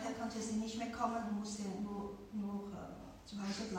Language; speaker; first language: German; non-native, fluent; Chinese